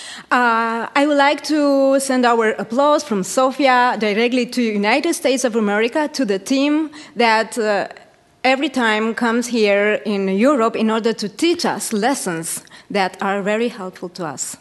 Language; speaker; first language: English; non-native, fluent; Romanian